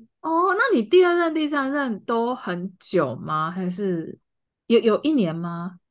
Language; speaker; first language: Chinese; native; Chinese